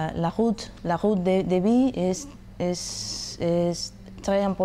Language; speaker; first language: French; non-native, learner; Spanish